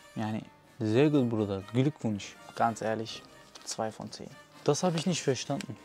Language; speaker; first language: German; non-native, fluent; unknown